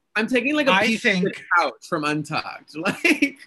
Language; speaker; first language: English; early bilingual, other home language; Spanish